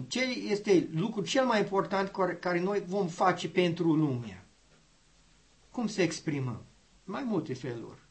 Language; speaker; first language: Romanian; non-native, learner; English